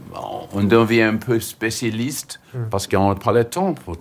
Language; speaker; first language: French; non-native, fluent; English